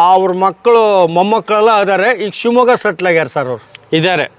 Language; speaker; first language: Kannada; native; Kannada